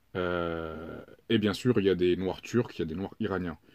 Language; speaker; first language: French; native; French